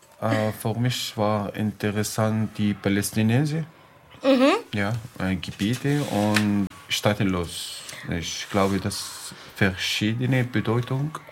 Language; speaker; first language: German; non-native, learner; Arabic